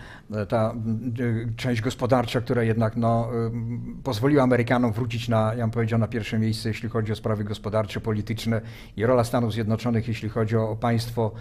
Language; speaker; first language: Polish; native; Polish